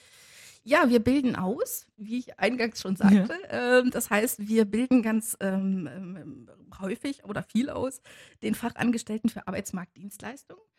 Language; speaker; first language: German; native; German